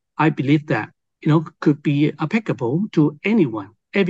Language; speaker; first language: English; non-native, local second language; Cantonese